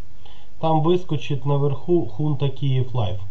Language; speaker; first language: Russian; native; Russian